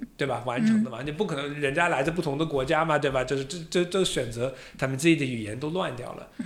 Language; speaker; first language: Chinese; non-native, fluent; English